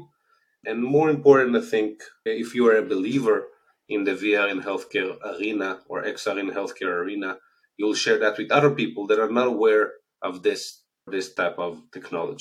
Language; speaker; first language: English; non-native, fluent; Hebrew